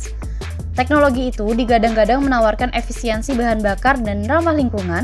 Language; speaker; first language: Indonesian; native; Indonesian